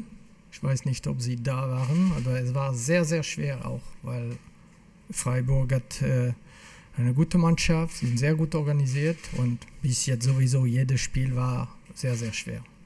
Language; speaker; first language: German; non-native, fluent; French